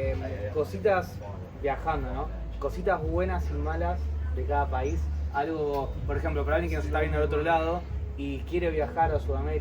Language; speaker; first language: Spanish; native; Spanish